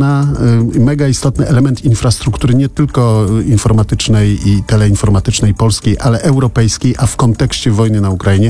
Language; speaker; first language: Polish; native; Polish